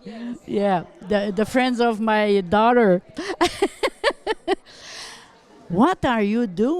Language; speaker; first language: English; non-native, local second language; French